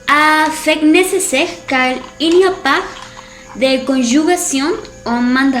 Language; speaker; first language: French; non-native, learner; Spanish